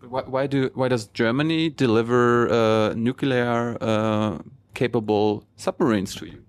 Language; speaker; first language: English; non-native, fluent; German